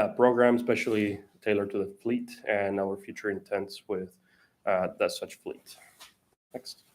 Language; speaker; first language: English; non-native, fluent; Spanish